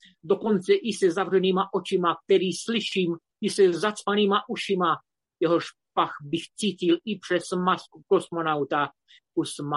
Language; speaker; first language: Czech; non-native, fluent; Romanian